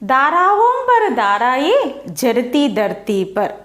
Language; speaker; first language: Hindi; non-native, local second language; Telugu